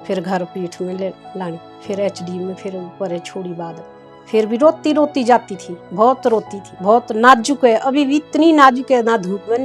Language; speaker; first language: Hindi; non-native, local second language; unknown